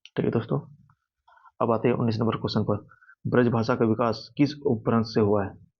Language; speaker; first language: Hindi; native; Hindi